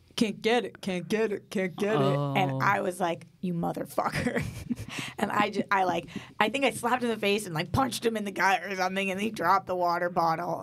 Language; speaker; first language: English; native; English